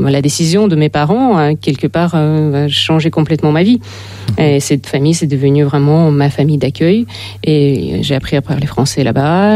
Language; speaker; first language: French; non-native, fluent; Russian